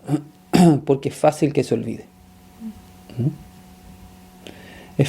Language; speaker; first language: Spanish; native; Spanish